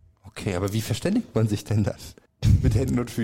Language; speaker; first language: German; native; German